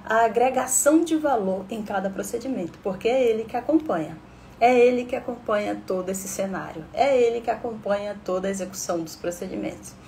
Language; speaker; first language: Portuguese; native; Portuguese